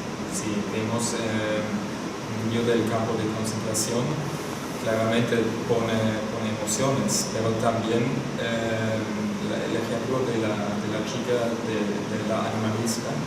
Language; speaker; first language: Spanish; non-native, fluent; German